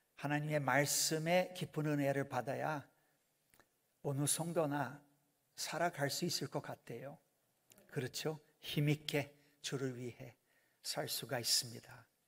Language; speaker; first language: Korean; non-native, fluent; Portuguese